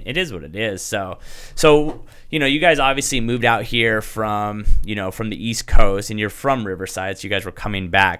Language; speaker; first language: English; native; English